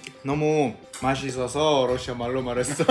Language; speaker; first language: Korean; non-native, fluent; Russian